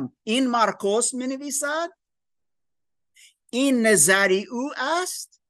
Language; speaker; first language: Persian; non-native, fluent; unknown